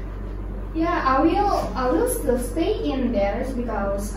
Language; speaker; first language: English; non-native, learner; Indonesian